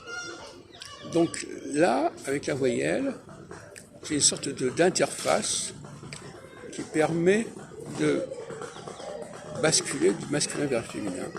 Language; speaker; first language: French; native; French